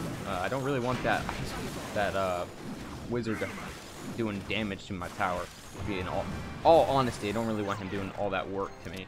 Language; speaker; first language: English; native; English